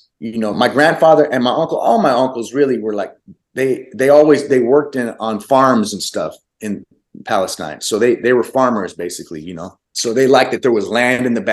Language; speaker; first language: English; early bilingual, other home language; Arabic